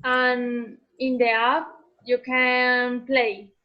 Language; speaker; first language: English; non-native, learner; Spanish